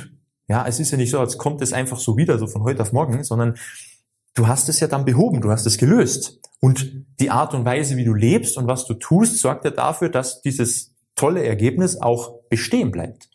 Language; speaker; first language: German; native; German